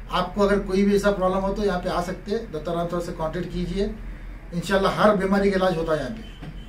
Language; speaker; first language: Hindi; non-native, local second language; Urdu